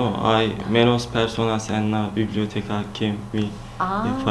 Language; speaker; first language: Spanish; non-native, learner; Turkish